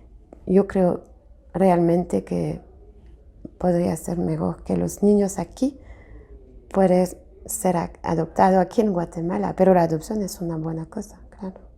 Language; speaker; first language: Spanish; non-native, fluent; French